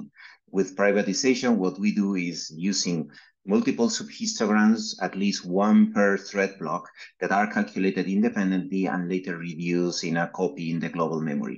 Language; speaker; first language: English; non-native, fluent; Spanish